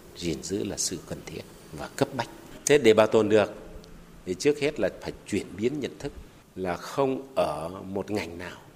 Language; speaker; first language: Vietnamese; non-native, local second language; Tày